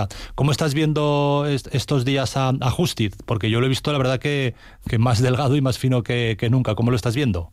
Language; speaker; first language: Spanish; native; Spanish